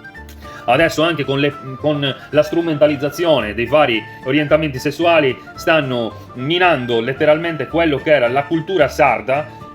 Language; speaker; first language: Italian; native; Italian